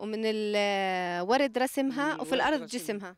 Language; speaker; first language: Arabic; native; Arabic